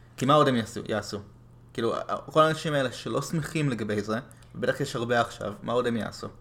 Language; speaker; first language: Hebrew; non-native, fluent; English